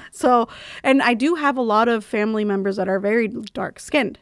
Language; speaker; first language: English; early bilingual, other home language; Spanish